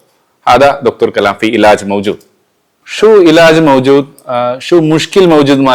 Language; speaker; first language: Arabic; non-native, learner; Malayalam